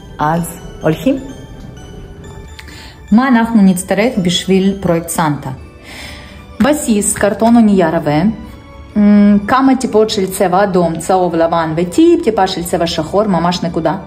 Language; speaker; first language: Hebrew; non-native, fluent; Russian